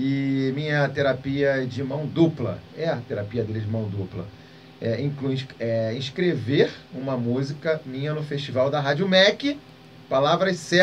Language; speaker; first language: Portuguese; native; Portuguese